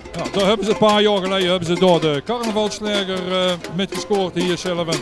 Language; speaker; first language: Dutch; native; Dutch